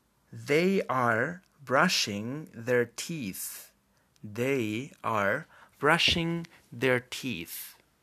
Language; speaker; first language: English; non-native, fluent; Spanish